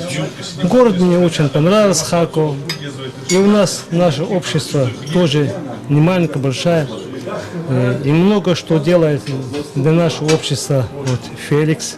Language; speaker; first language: Russian; non-native, local second language; Lezghian